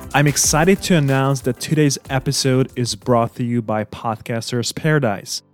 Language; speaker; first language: English; non-native, fluent; Hungarian